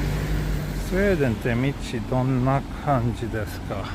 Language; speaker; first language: Japanese; non-native, fluent; Swedish